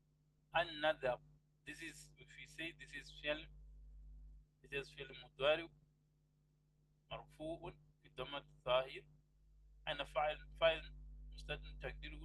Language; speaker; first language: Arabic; non-native, fluent; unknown